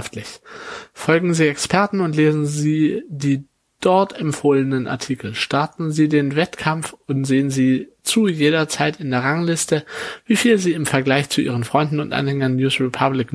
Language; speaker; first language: German; native; German